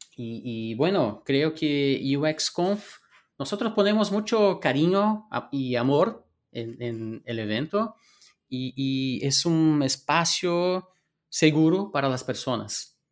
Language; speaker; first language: Spanish; non-native, fluent; Portuguese